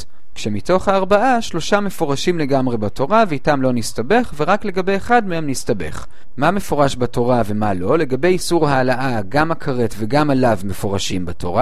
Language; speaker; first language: Hebrew; native; Hebrew